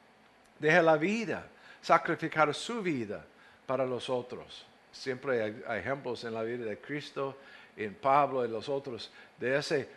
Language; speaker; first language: Spanish; non-native, fluent; English